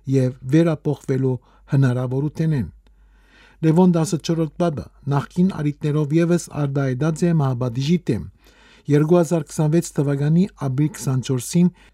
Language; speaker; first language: Armenian; early bilingual, heritage; Armenian